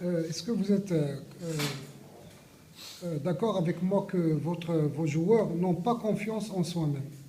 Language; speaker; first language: French; non-native, local second language; Arabic